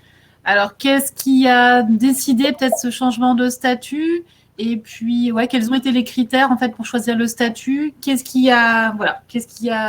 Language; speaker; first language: French; native; French